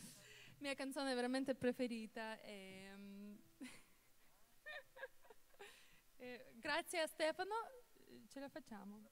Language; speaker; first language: Italian; non-native, fluent; Russian